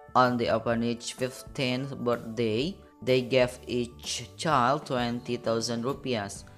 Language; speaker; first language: English; non-native, fluent; Indonesian